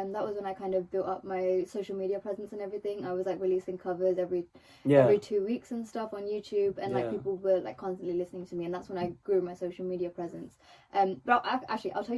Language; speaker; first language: English; non-native, local second language; Telugu